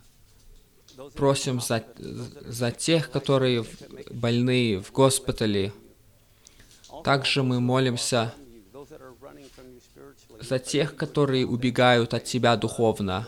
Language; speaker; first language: Russian; early bilingual, heritage; Russian